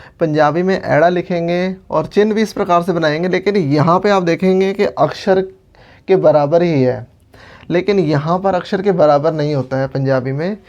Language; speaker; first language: Hindi; non-native, local second language; Punjabi